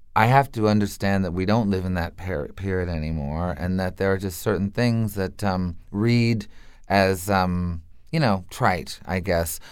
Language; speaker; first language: English; native; English